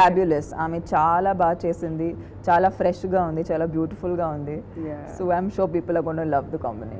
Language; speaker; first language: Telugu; non-native, fluent; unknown